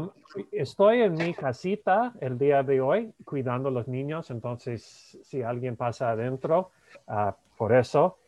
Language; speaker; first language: Spanish; non-native, fluent; English